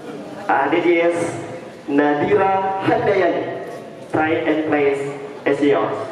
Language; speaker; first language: English; non-native, learner; Indonesian